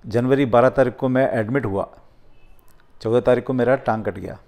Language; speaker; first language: Hindi; native; Hindi